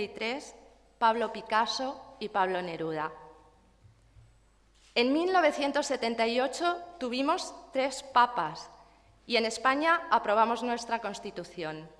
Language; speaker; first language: Spanish; native; Spanish